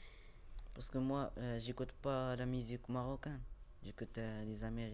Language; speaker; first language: French; non-native, learner; Arabic